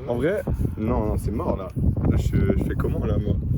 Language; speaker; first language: French; native; French